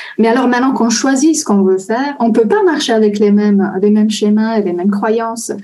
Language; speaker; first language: French; non-native, fluent; Italian